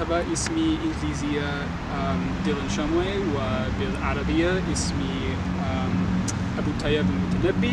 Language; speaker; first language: Arabic; non-native, learner; English